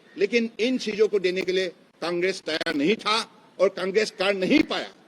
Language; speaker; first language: Hindi; non-native, local second language; Assamese